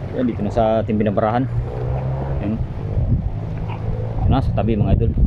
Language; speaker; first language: Filipino; native; Filipino